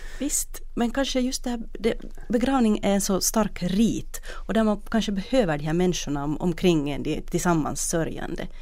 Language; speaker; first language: Swedish; native; Swedish